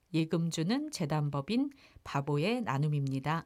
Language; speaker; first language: Korean; native; Korean